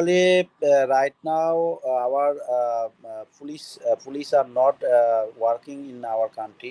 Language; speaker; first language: English; non-native, learner; Bangla